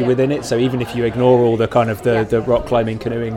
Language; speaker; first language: English; native; English